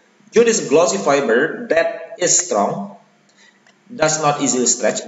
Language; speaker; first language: English; non-native, fluent; Indonesian